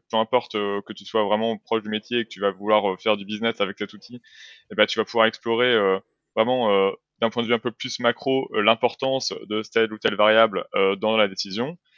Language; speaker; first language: French; native; French